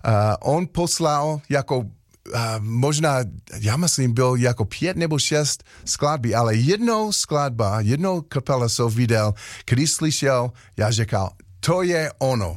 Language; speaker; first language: Czech; non-native, learner; English